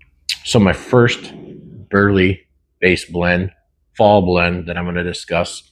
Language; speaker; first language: English; native; English